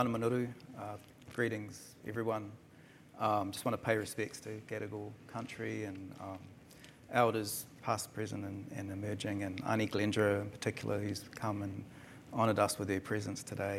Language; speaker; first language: English; native; English